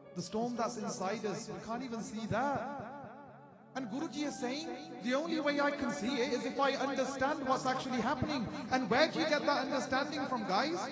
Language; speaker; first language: English; early bilingual, other home language; Punjabi